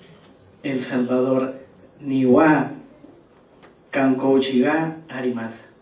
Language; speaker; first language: Japanese; non-native, learner; Spanish